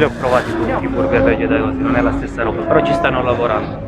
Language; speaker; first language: Italian; native; Italian